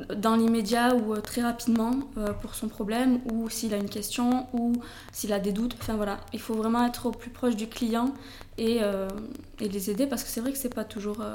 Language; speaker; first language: French; native; French